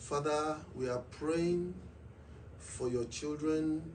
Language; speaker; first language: English; non-native, local second language; Yoruba